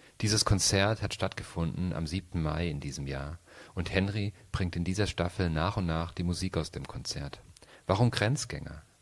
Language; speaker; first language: German; native; German